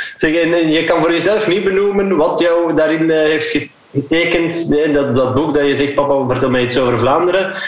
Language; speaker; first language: Dutch; native; Dutch